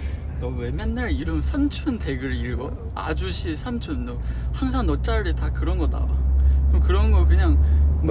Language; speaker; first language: Korean; non-native, fluent; Chinese